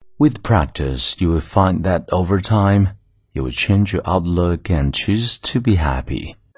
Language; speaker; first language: English; non-native, fluent; Chinese